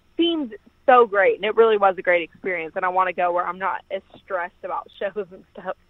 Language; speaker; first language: English; native; English